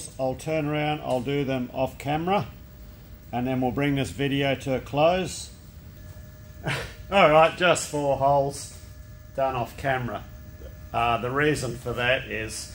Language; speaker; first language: English; native; English